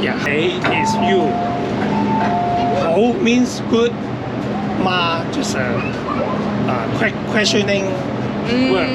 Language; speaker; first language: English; non-native, local second language; Cantonese